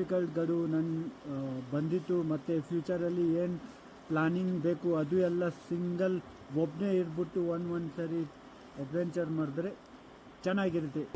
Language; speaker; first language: Kannada; non-native, fluent; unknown